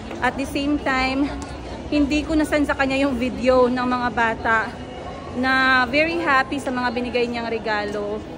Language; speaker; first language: Filipino; non-native, local second language; Cebuano